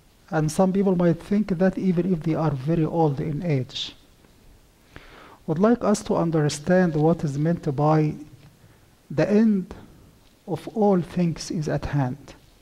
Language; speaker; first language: English; non-native, fluent; Arabic